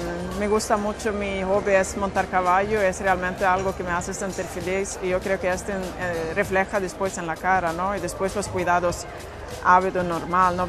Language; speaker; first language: Spanish; non-native, fluent; Swedish